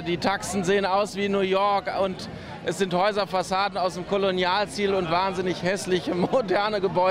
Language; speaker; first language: German; native; German